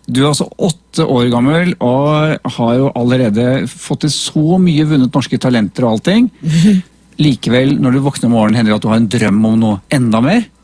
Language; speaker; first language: Norwegian; native; Norwegian